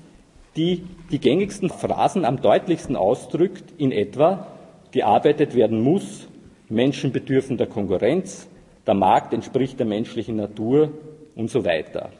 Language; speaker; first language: German; native; German